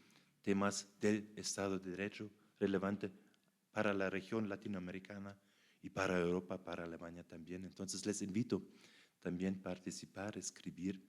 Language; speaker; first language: Spanish; non-native, fluent; German